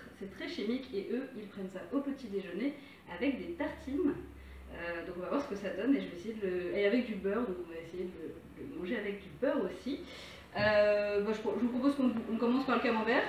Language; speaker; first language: French; native; French